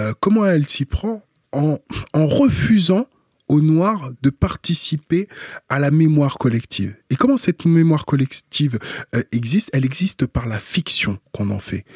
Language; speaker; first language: French; early bilingual, other home language; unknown